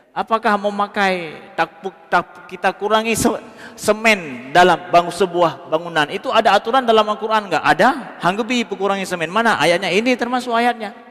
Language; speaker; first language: Malay; non-native, local second language; Achinese